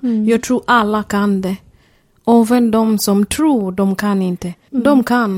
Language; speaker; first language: Swedish; non-native, fluent; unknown